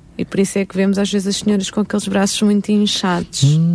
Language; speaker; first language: Portuguese; native; Portuguese